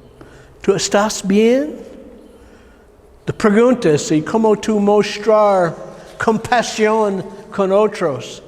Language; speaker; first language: Spanish; non-native, learner; English